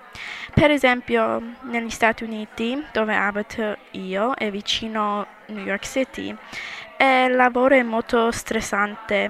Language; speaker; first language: Italian; non-native, learner; English